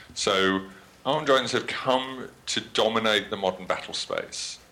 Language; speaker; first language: English; native; English